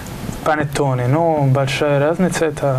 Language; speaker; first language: Russian; non-native, learner; Italian